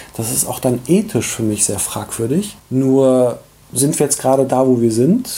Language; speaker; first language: German; early bilingual, other home language; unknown